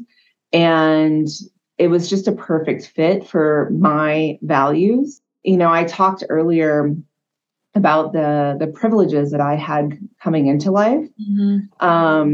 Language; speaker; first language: English; native; English